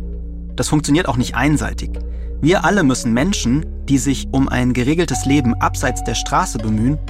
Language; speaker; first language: German; native; German